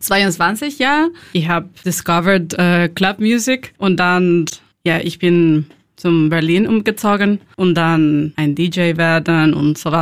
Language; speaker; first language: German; non-native, learner; Spanish